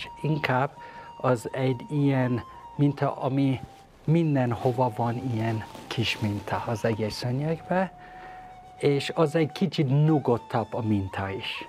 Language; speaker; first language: Hungarian; non-native, learner; Persian